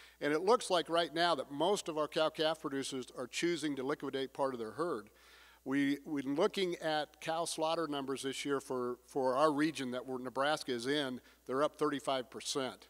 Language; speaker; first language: English; native; English